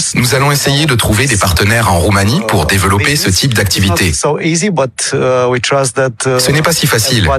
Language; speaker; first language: French; non-native, fluent; Romanian